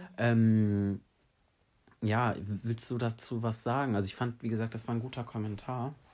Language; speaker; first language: German; native; German